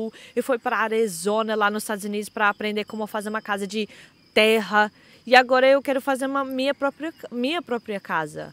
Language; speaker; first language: Portuguese; non-native, fluent; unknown